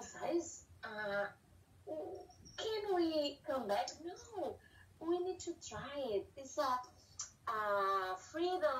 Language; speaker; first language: English; non-native, learner; Portuguese